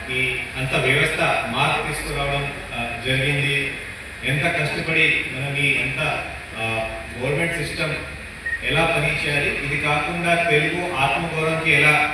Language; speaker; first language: Telugu; non-native, local second language; Marathi